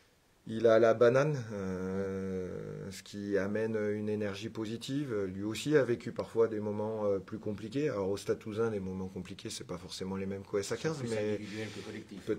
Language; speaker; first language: French; native; French